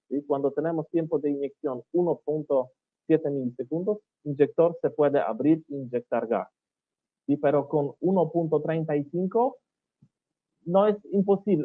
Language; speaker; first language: Spanish; non-native, learner; Polish